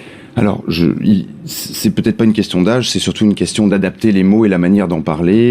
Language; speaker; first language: French; native; French